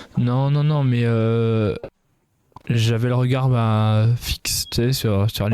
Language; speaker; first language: French; native; French